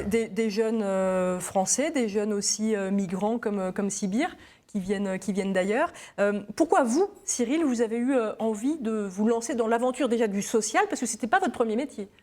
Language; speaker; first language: French; native; French